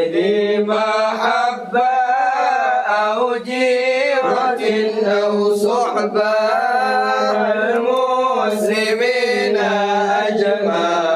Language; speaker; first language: Arabic; non-native, learner; Indonesian